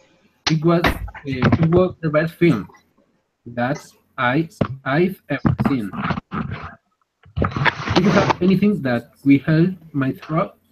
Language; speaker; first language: English; non-native, learner; Spanish